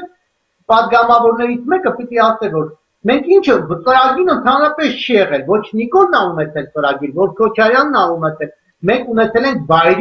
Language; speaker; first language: Armenian; native; Armenian